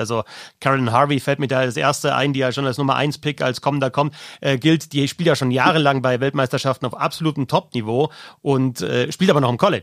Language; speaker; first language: German; native; German